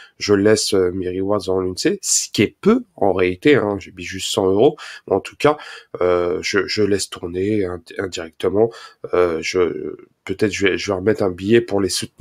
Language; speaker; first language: French; native; French